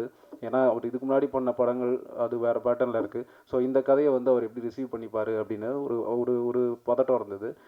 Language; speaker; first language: Tamil; native; Tamil